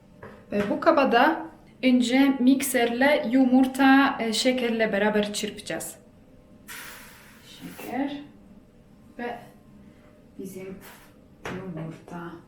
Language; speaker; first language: Turkish; non-native, fluent; Polish